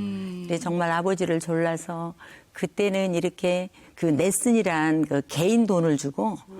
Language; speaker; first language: Korean; native; Korean